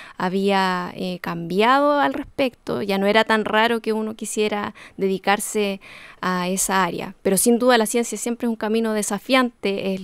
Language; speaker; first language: Spanish; native; Spanish